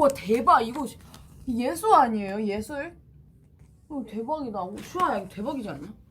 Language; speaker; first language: Korean; non-native, fluent; Chinese